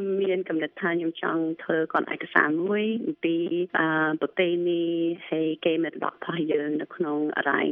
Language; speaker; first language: Khmer; early bilingual, heritage; Khmer